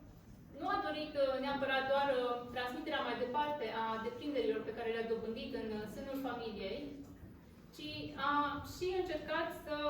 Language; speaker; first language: Romanian; native; Romanian